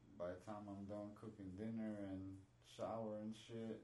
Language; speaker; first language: English; non-native, fluent; Spanish